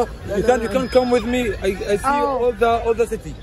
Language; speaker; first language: English; non-native, learner; Arabic